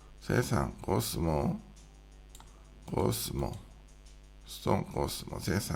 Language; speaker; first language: Greek; non-native, learner; Korean